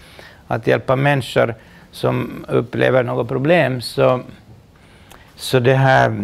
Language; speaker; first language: Swedish; non-native, local second language; Finnish